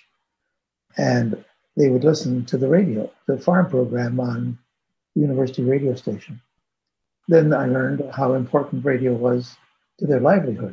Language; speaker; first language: English; native; English